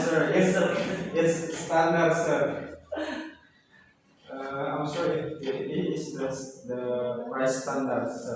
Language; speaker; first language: English; non-native, learner; Indonesian